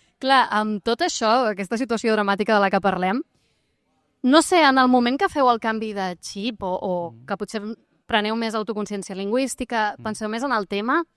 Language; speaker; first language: Catalan; native; Catalan